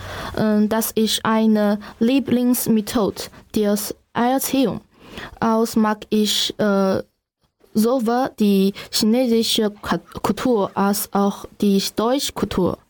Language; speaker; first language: German; non-native, learner; Chinese